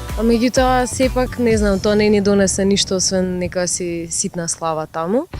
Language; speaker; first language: Macedonian; early bilingual, other home language; Russian